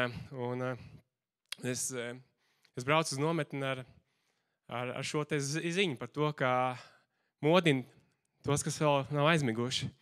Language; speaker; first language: Latvian; native; Latvian